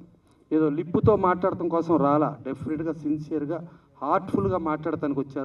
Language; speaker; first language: Telugu; native; Telugu